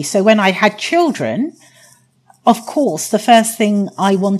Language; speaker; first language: English; native; English